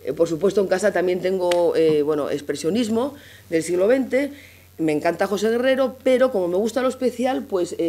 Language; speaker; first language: Spanish; native; Spanish